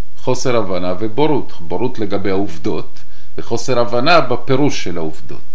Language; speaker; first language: Hebrew; non-native, fluent; Spanish